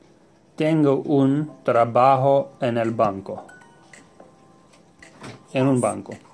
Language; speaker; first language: Spanish; non-native, learner; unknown